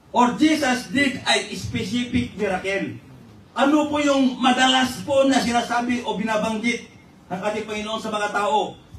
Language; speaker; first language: Filipino; non-native, local second language; Iloko